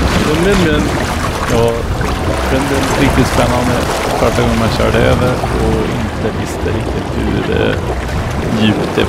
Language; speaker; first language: Swedish; native; Swedish